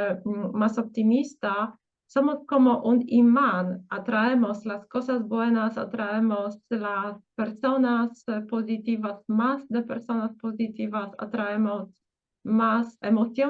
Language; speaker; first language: Spanish; non-native, fluent; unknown